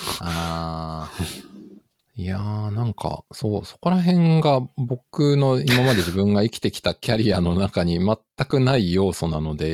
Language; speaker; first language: Japanese; native; Japanese